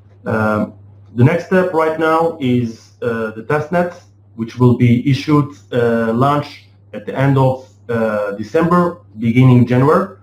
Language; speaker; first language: English; non-native, fluent; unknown